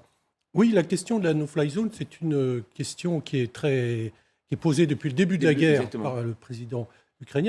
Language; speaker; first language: French; native; French